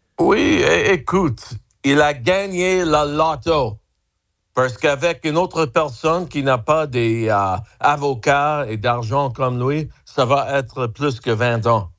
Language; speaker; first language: French; non-native, fluent; English